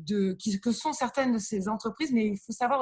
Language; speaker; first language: French; native; French